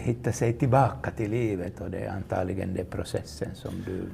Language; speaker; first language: Swedish; non-native, local second language; Finnish